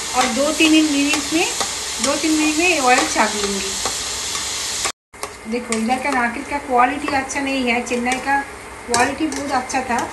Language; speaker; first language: Hindi; non-native, local second language; Bangla